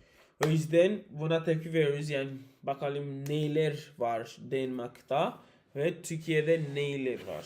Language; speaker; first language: Turkish; non-native, learner; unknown